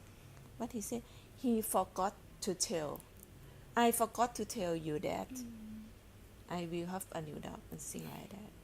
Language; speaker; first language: English; non-native, learner; Thai